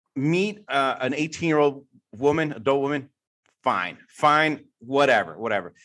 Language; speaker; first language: English; native; English